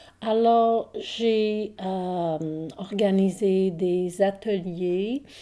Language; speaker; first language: French; non-native, local second language; English